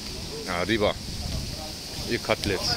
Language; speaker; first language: Russian; non-native, learner; Turkish